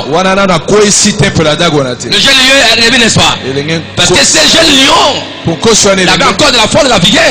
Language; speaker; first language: French; non-native, local second language; Lingala